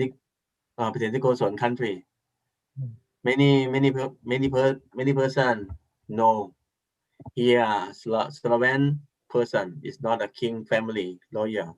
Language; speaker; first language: English; non-native, learner; Thai